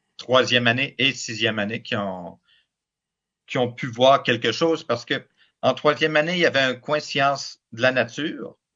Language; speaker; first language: French; native; French